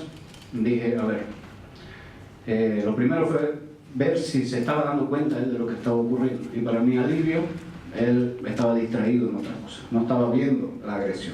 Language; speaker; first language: Spanish; native; Spanish